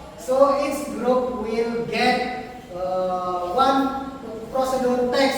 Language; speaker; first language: English; non-native, learner; Indonesian